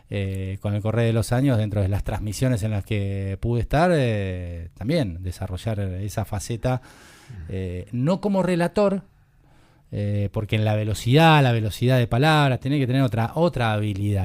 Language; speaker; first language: Spanish; native; Spanish